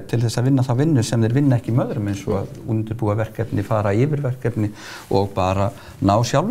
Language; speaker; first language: Icelandic; native; Icelandic